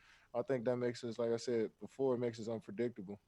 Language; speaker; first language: English; native; English